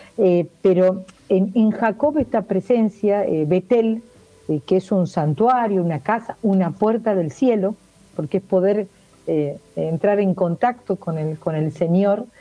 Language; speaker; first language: Spanish; native; Spanish